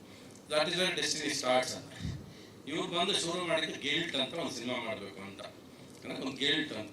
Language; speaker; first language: Kannada; native; Kannada